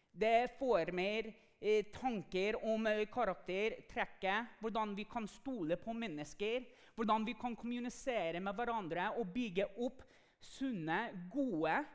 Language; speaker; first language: Norwegian; non-native, fluent; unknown